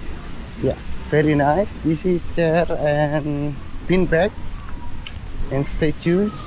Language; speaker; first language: English; non-native, learner; Indonesian